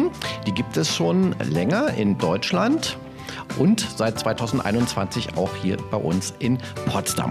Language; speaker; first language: German; native; German